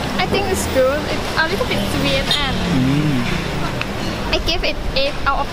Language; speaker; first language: English; non-native, learner; Thai